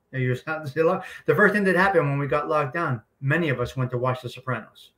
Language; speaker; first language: English; native; English